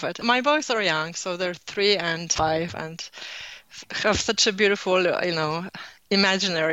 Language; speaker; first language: English; non-native, fluent; Polish